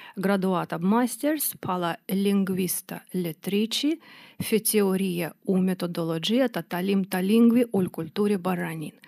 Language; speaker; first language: Maltese; non-native, fluent; Russian